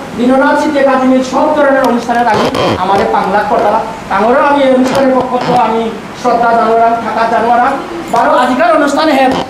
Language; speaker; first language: Bangla; non-native, local second language; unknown